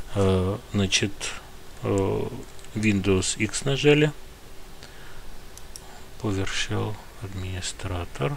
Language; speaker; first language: Russian; native; Russian